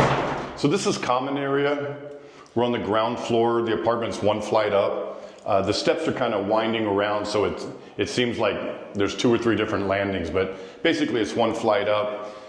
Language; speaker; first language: English; native; English